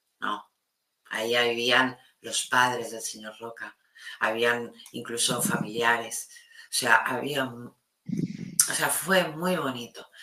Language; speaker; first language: Spanish; non-native, local second language; Catalan